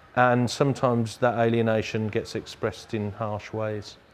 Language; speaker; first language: English; native; English